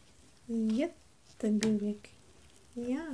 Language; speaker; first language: Swedish; non-native, learner; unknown